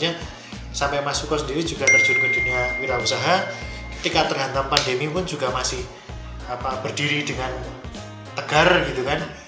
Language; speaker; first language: Indonesian; non-native, local second language; Javanese